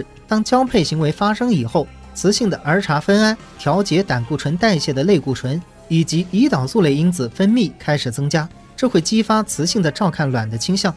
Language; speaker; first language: Chinese; native; Chinese